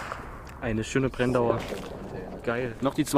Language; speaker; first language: German; native; German